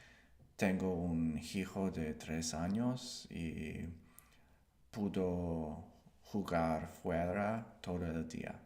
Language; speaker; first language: Spanish; non-native, learner; English